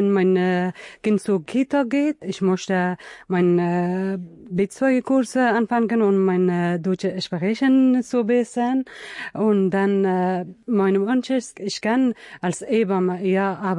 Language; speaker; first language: German; non-native, learner; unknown